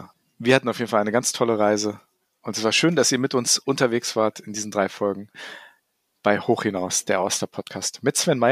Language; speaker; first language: German; native; German